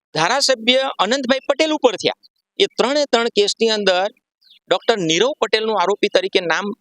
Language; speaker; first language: Gujarati; native; Gujarati